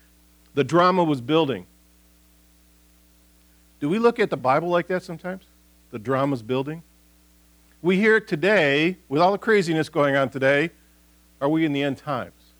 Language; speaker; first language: English; native; English